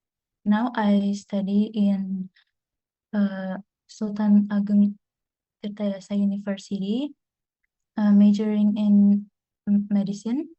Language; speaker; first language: English; non-native, fluent; Indonesian